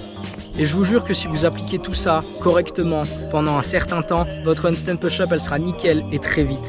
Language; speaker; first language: French; native; French